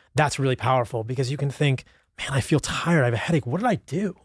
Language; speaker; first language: English; native; English